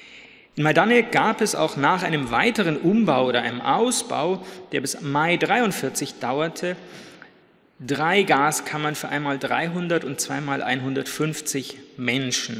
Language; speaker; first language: German; native; German